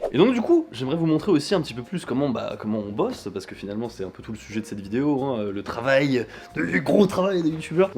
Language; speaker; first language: French; native; French